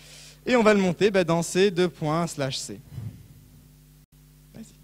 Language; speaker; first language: French; native; French